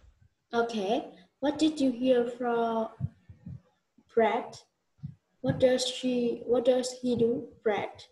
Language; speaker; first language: English; non-native, learner; Vietnamese